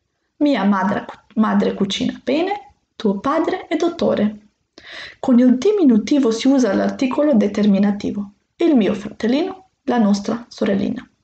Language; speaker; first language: Italian; non-native, fluent; Macedonian